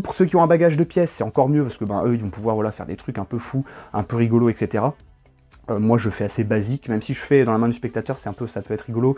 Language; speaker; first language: French; native; French